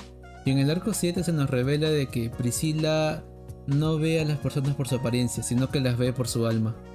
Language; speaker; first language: Spanish; native; Spanish